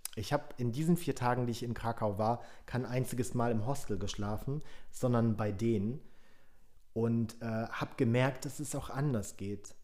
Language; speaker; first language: German; early bilingual, other home language; Polish